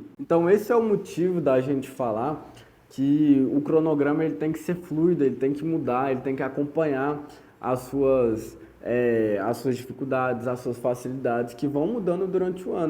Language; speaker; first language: Portuguese; native; Portuguese